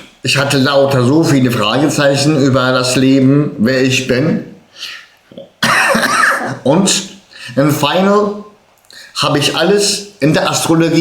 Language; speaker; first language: German; early bilingual, other home language; Turkish